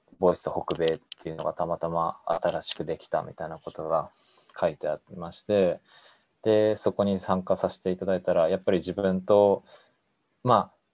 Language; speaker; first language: Japanese; native; Japanese